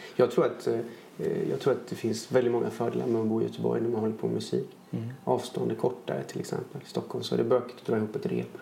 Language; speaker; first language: Swedish; native; Swedish